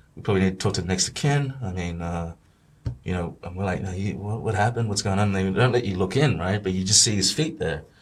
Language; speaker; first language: English; native; English